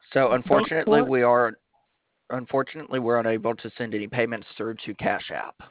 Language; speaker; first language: English; native; English